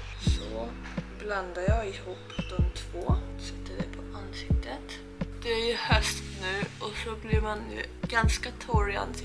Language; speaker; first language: Swedish; early bilingual, heritage; Korean